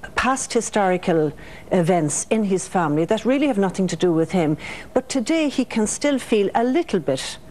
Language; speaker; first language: English; native; English